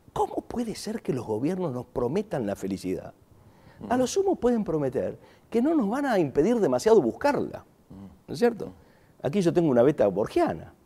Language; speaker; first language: Spanish; native; Spanish